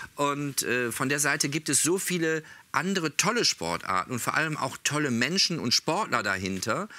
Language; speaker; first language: German; native; German